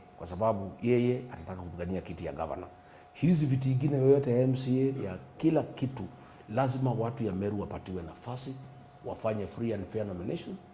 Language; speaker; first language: Swahili; non-native, local second language; Kikuyu